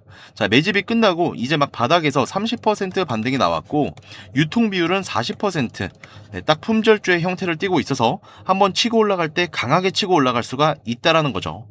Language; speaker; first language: Korean; native; Korean